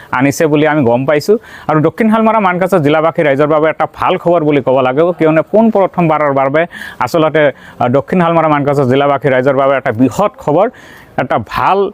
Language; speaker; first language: Assamese; non-native, local second language; Bangla